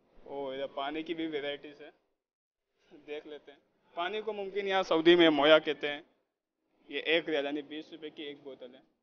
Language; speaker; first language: Hindi; native; Hindi